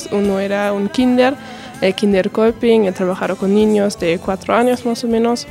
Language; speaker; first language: Spanish; non-native, fluent; German